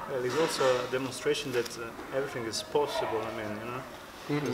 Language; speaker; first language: English; non-native, fluent; Italian